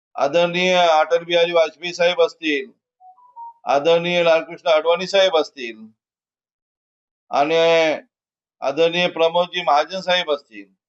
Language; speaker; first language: Marathi; native; Marathi